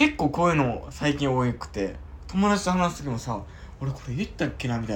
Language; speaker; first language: Japanese; native; Japanese